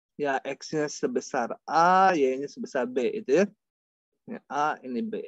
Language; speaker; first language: Indonesian; non-native, local second language; Sundanese